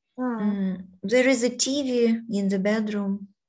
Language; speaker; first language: English; non-native, learner; Russian